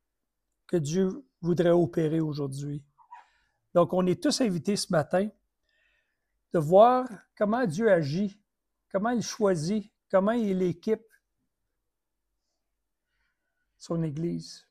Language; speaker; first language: French; native; French